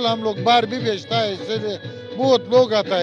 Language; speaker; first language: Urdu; non-native, local second language; Pashto